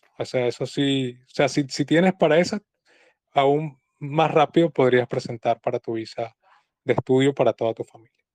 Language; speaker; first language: Spanish; native; Spanish